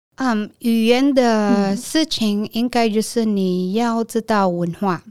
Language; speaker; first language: Chinese; non-native, learner; Filipino